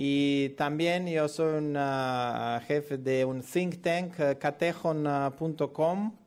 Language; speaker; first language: Spanish; non-native, learner; Russian